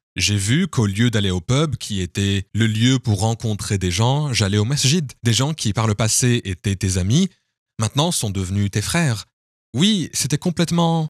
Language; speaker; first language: French; non-native, fluent; English